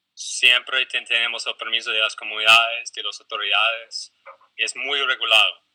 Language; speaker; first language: Spanish; non-native, fluent; English